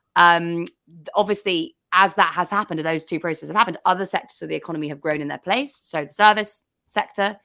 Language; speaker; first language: English; native; English